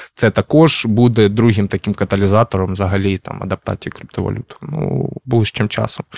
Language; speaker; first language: Ukrainian; non-native, local second language; Russian